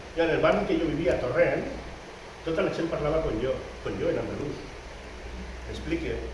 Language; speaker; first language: Catalan; non-native, local second language; Spanish